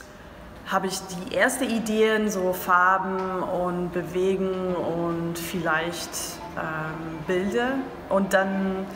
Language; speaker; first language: German; non-native, learner; English